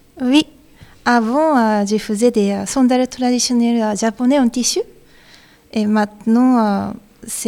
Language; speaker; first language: French; non-native, learner; Japanese